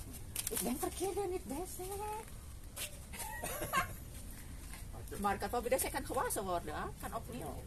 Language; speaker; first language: Dutch; non-native, learner; Indonesian